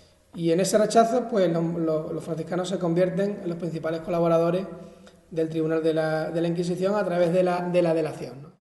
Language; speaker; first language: Spanish; native; Spanish